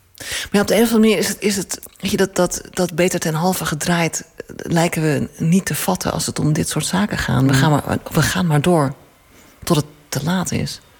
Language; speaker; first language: Dutch; native; Dutch